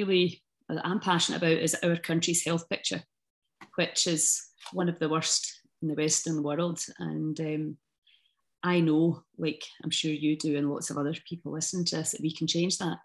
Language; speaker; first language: English; native; English